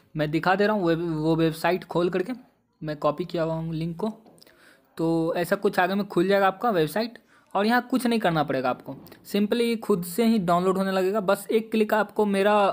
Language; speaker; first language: Hindi; native; Hindi